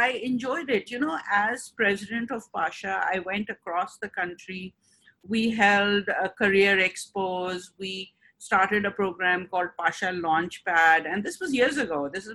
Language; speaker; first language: English; non-native, local second language; Urdu